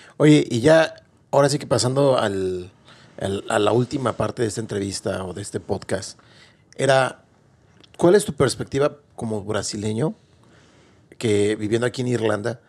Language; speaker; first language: Spanish; native; Spanish